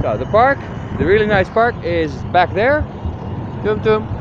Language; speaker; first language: English; non-native, fluent; Dutch